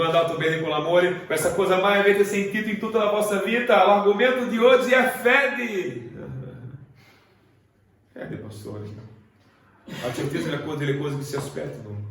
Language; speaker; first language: Italian; non-native, fluent; Portuguese